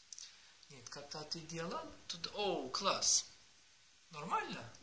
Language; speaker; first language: Russian; non-native, learner; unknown